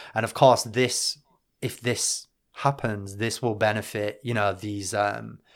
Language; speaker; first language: English; native; English